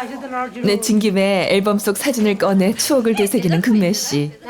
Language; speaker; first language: Korean; native; Korean